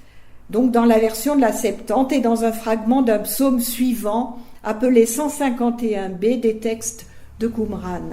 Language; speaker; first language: French; native; French